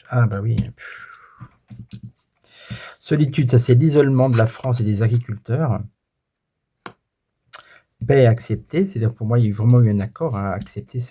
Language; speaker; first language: French; native; French